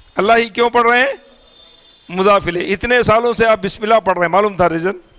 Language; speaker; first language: Urdu; native; Urdu